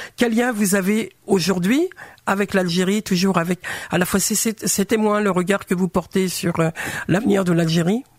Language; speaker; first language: French; native; French